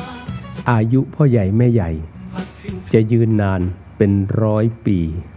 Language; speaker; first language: Thai; non-native, local second language; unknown